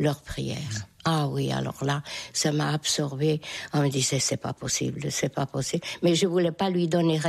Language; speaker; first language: French; non-native, fluent; Hungarian